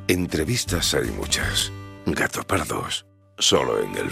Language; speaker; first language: Spanish; native; Spanish